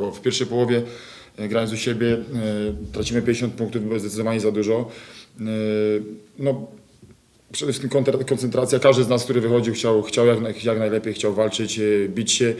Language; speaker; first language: Polish; native; Polish